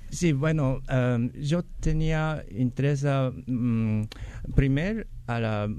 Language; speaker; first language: Spanish; non-native, learner; Japanese